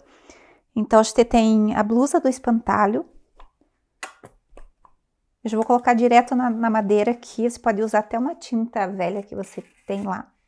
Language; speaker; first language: Portuguese; native; Portuguese